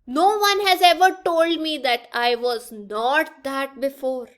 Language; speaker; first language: English; non-native, local second language; Punjabi